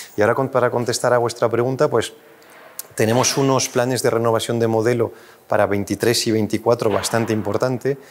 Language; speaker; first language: Spanish; non-native, fluent; French